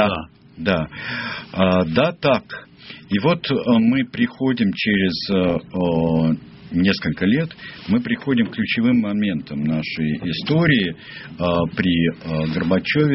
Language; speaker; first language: Russian; native; Russian